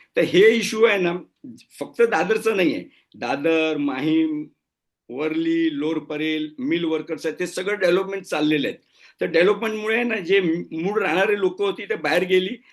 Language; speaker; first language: Marathi; non-native, local second language; Gujarati